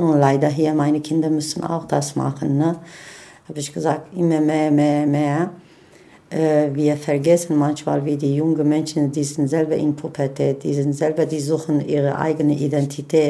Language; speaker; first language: German; non-native, fluent; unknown